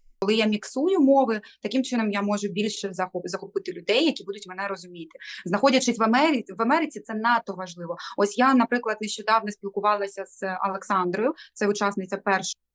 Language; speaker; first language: Ukrainian; non-native, local second language; Russian